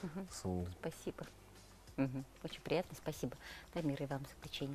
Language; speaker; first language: Russian; native; Russian